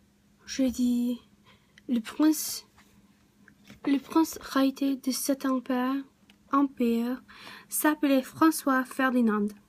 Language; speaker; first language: French; non-native, learner; English